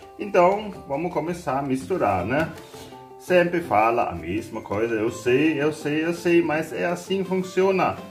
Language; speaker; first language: Portuguese; non-native, learner; German